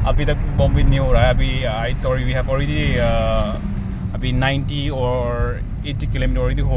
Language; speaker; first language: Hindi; non-native, local second language; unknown